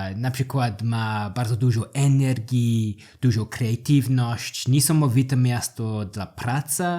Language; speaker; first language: Polish; non-native, learner; English